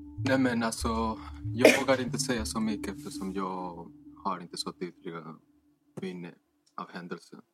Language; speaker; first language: Swedish; non-native, fluent; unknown